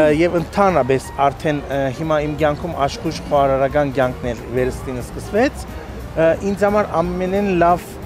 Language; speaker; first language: Armenian; early bilingual, heritage; Armenian